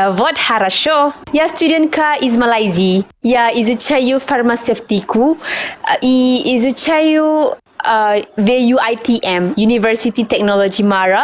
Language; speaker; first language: Russian; non-native, learner; Malay